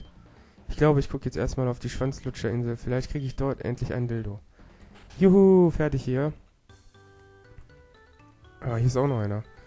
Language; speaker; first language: German; native; German